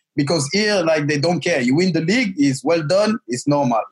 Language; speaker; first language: English; non-native, fluent; French